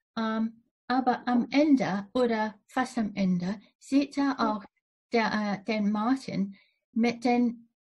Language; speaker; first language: German; non-native, fluent; English